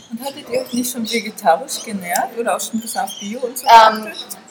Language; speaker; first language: German; native; German